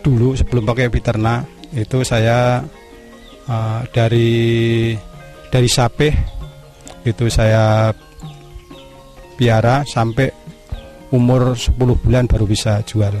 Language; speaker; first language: Indonesian; non-native, local second language; Javanese